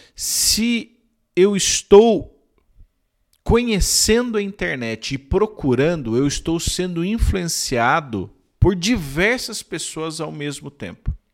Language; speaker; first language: Portuguese; native; Portuguese